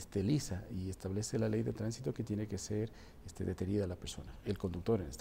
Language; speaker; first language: Spanish; native; Spanish